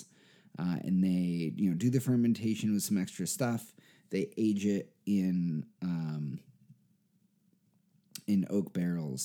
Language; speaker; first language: English; native; English